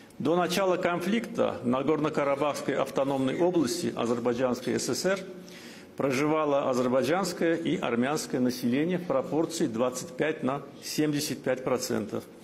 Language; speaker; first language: Russian; non-native, local second language; Azerbaijani